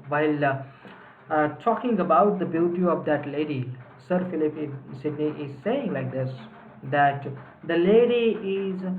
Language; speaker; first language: English; non-native, local second language; Marathi